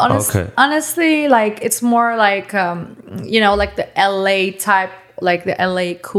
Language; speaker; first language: English; non-native, fluent; German